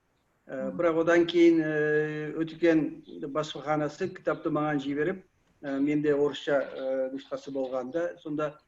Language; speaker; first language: Kyrgyz; non-native, learner; Kazakh